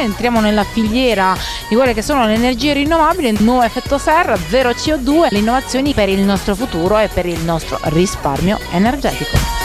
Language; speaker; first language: Italian; native; Italian